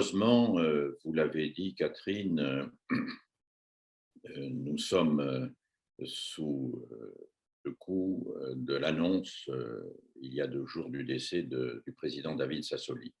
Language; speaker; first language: French; native; French